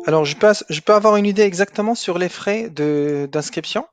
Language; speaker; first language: French; non-native, local second language; Arabic